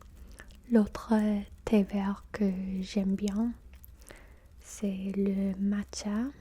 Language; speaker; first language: French; non-native, fluent; English